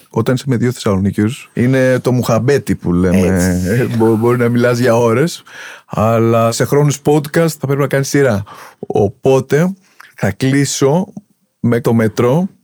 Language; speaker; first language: Greek; native; Greek